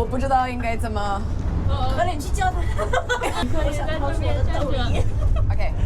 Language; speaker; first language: Chinese; non-native, learner; English